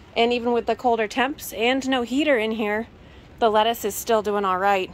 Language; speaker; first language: English; native; English